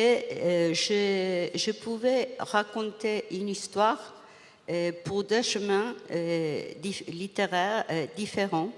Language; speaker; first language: French; non-native, fluent; Spanish